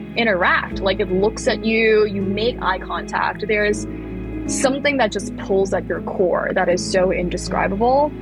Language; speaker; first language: English; early bilingual, other home language; Thai